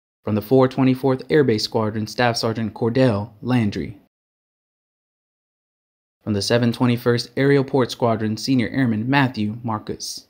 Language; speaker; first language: English; native; English